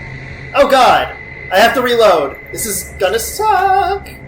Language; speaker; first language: English; native; English